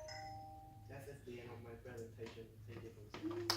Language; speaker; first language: English; non-native, learner; Vietnamese